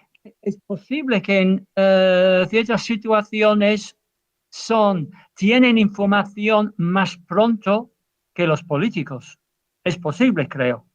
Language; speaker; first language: Spanish; non-native, learner; English